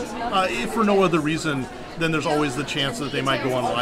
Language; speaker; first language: English; native; English